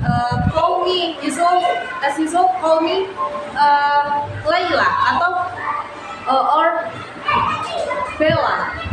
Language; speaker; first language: English; non-native, learner; Indonesian